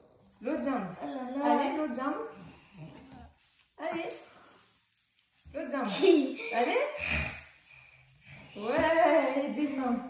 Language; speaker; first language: French; native; French